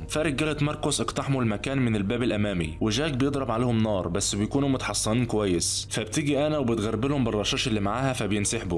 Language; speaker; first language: Arabic; native; Arabic